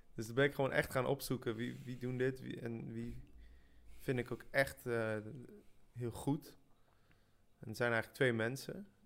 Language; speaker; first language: Dutch; early bilingual, other home language; French